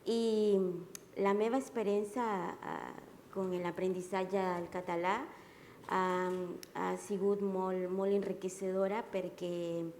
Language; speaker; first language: Catalan; non-native, learner; Spanish